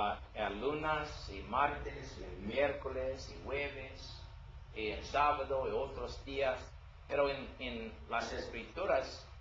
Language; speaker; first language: Spanish; non-native, learner; English